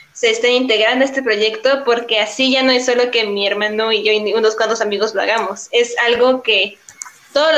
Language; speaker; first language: Spanish; native; Spanish